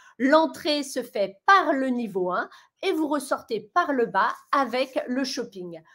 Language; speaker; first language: French; native; French